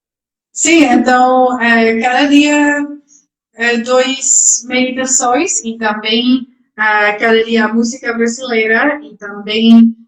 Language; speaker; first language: Portuguese; non-native, learner; Dutch